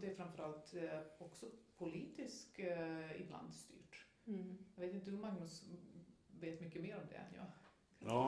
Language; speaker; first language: Swedish; non-native, fluent; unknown